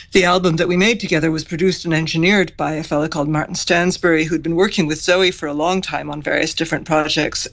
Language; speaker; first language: English; native; English